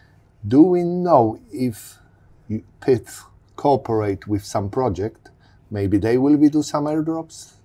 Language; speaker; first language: English; non-native, learner; Polish